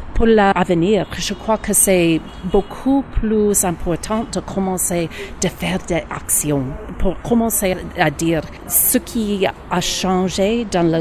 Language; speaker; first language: French; non-native, learner; English